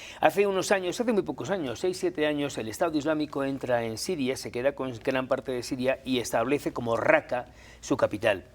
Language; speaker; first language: Spanish; native; Spanish